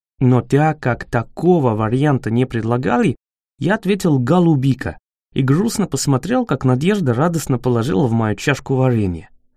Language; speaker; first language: Russian; non-native, fluent; English